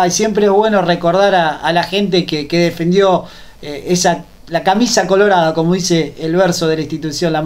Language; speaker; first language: Spanish; native; Spanish